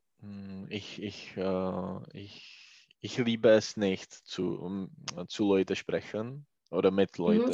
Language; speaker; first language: German; non-native, learner; Czech